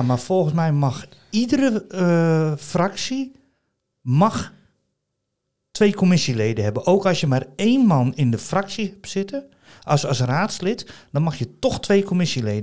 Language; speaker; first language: Dutch; native; Dutch